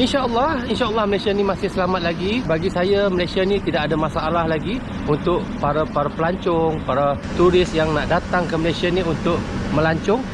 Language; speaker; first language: Malay; native; Malay